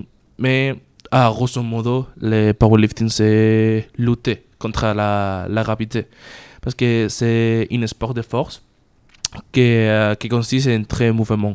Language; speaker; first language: French; non-native, learner; Spanish